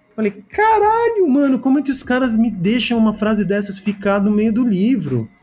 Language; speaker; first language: Portuguese; early bilingual, other home language; Spanish